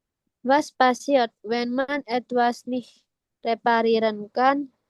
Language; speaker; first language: German; non-native, learner; Indonesian